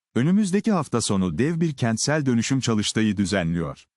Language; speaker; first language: Turkish; native; Turkish